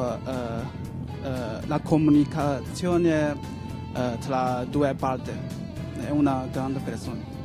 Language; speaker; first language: Italian; non-native, learner; Chinese